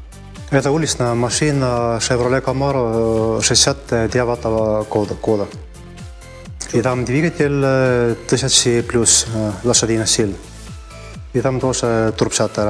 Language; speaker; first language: Russian; non-native, fluent; Estonian